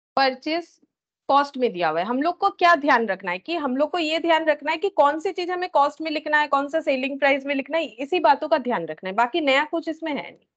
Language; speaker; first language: Hindi; native; Hindi